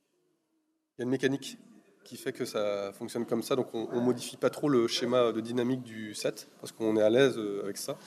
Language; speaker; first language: French; native; French